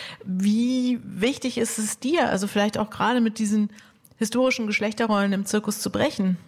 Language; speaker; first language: German; native; German